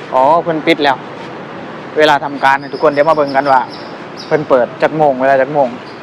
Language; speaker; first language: Thai; native; Thai